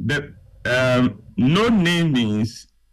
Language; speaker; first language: English; non-native, local second language; Akan